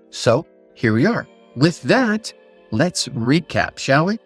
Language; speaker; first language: English; native; English